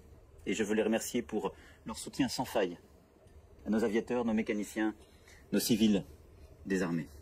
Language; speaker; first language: French; native; French